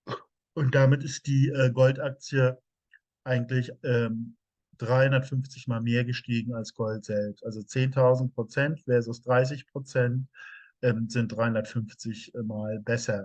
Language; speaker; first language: German; native; German